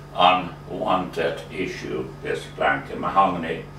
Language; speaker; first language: English; non-native, fluent; Finnish